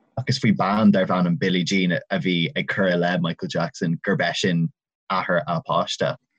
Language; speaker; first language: Irish; non-native, local second language; English